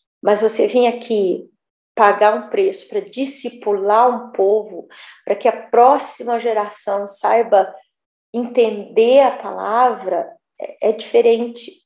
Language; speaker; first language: Portuguese; native; Portuguese